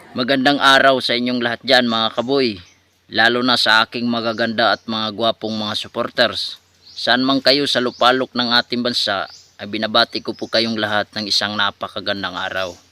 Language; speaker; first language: Filipino; non-native, local second language; Waray